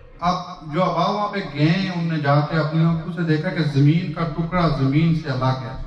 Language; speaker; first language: Urdu; non-native, local second language; Pahari-Potwari